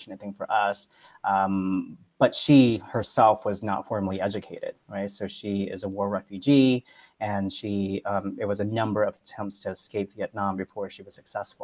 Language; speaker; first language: English; early bilingual, other home language; Vietnamese